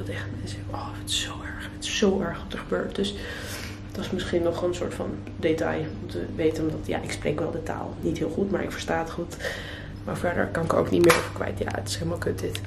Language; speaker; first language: Dutch; early bilingual, other home language; Russian